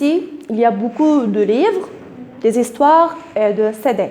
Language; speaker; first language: French; non-native, fluent; Arabic